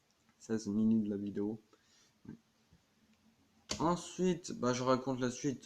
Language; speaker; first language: French; native; French